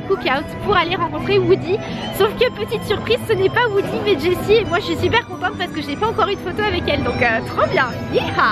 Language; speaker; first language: French; native; French